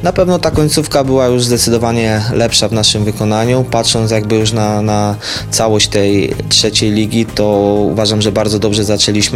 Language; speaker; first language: Polish; native; Polish